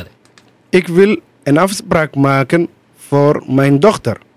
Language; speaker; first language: Dutch; non-native, learner; Somali